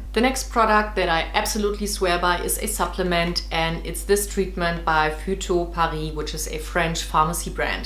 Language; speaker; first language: English; non-native, fluent; German